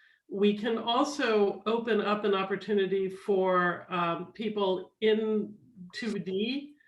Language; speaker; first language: English; native; English